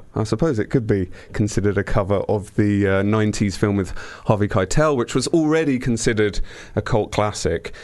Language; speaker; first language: English; native; English